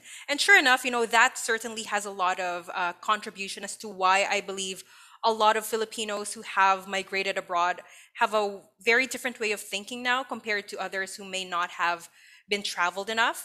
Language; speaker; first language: English; non-native, local second language; Filipino